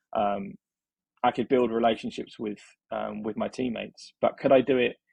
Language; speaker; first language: English; native; English